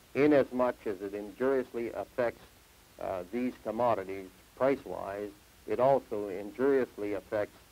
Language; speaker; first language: English; native; English